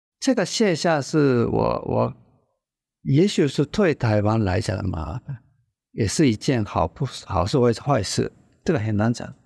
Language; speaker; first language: Chinese; non-native, fluent; Japanese